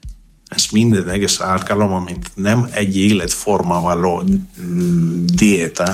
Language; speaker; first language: Hungarian; non-native, learner; Greek